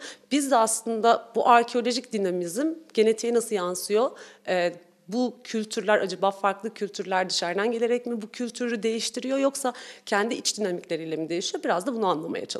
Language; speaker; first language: Turkish; native; Turkish